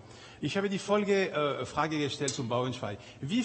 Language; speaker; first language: German; non-native, local second language; French